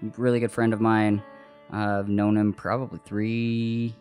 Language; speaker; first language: English; native; English